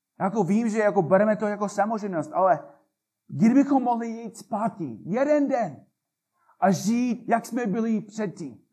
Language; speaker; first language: Czech; non-native, fluent; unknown